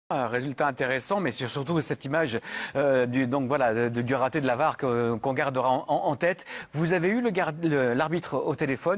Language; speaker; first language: French; native; French